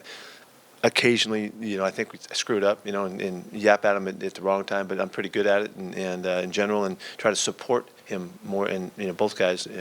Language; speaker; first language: English; native; English